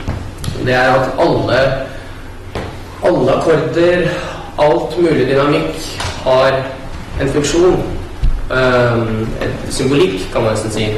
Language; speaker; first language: Norwegian; early bilingual, other home language; Russian